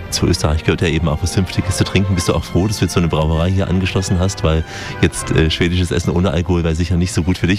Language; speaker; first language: German; native; German